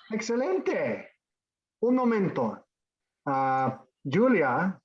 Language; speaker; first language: Spanish; non-native, fluent; English